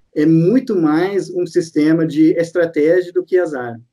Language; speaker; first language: Portuguese; non-native, fluent; English